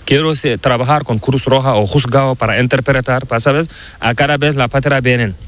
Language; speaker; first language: Spanish; non-native, learner; Fula